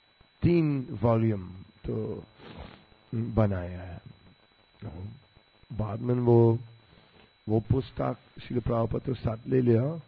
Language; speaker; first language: Hindi; non-native, fluent; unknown